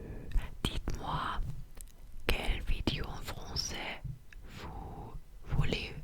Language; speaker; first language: French; non-native, learner; English